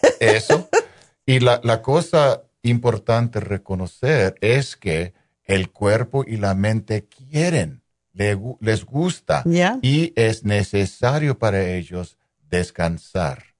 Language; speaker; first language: Spanish; non-native, local second language; English